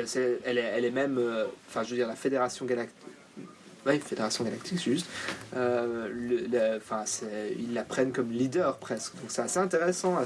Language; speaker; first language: French; native; French